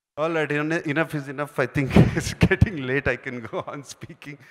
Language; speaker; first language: English; non-native, local second language; Telugu